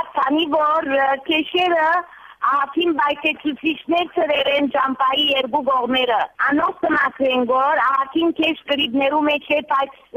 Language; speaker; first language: Armenian; early bilingual, heritage; Armenian